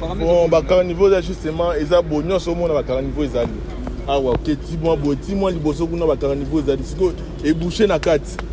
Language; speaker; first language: Lingala; native; Lingala